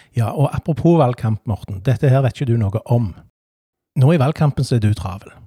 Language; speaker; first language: Norwegian; native; Norwegian